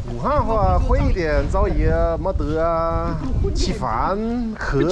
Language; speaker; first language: Chinese; non-native, fluent; English